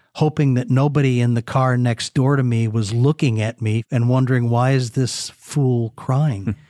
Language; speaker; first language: English; native; English